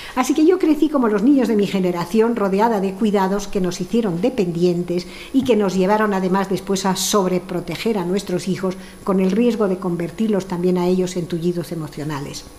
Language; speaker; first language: Spanish; early bilingual, other home language; French